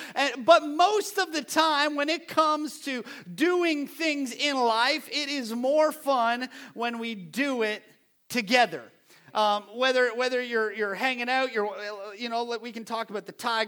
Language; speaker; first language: English; native; English